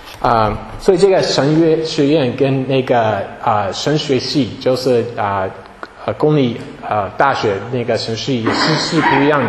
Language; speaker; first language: Chinese; non-native, fluent; English